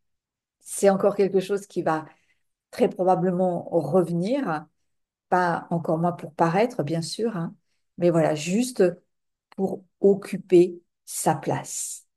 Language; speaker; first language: French; native; French